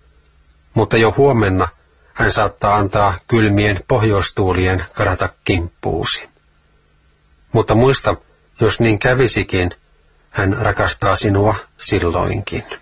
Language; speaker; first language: Finnish; native; Finnish